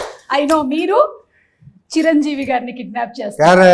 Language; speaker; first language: Telugu; native; Telugu